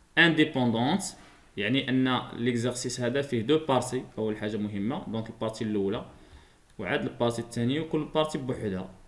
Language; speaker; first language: French; non-native, local second language; Arabic